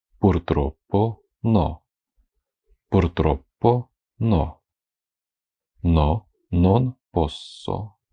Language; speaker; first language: Italian; non-native, fluent; Ukrainian